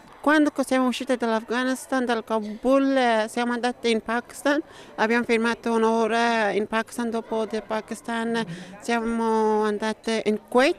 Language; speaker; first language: Italian; non-native, learner; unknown